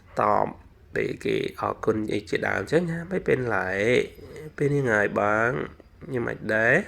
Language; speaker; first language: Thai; non-native, fluent; Khmer